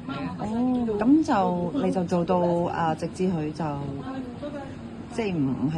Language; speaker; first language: Cantonese; native; Cantonese